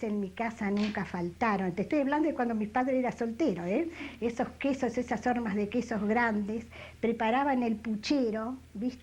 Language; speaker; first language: Spanish; native; Spanish